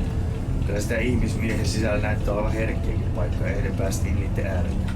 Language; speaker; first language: Finnish; native; Finnish